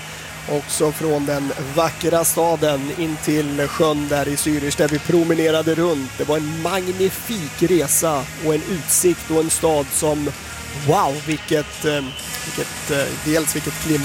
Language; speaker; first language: Swedish; native; Swedish